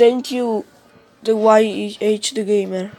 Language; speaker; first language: English; non-native, learner; Italian